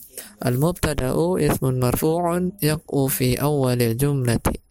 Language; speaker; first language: Arabic; non-native, fluent; Indonesian